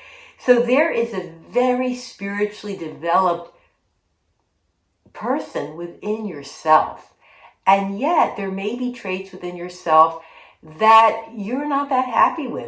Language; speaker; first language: English; native; English